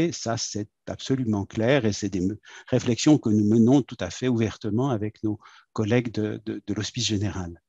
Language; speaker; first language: French; native; French